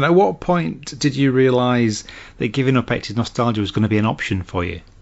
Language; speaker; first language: English; native; English